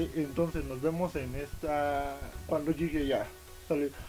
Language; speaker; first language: Spanish; native; Spanish